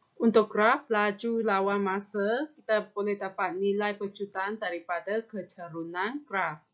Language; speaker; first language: Malay; non-native, local second language; Chinese